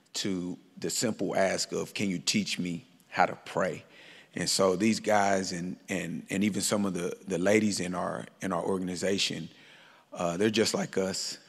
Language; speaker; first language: English; native; English